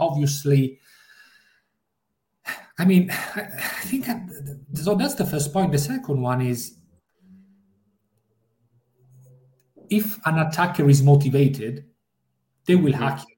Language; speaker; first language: English; non-native, fluent; Italian